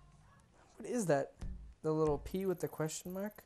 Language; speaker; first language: English; native; English